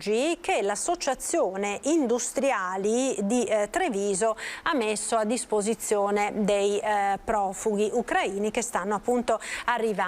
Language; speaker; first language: Italian; native; Italian